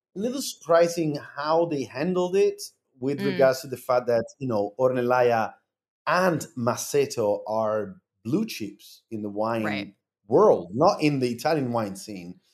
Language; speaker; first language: English; non-native, fluent; Italian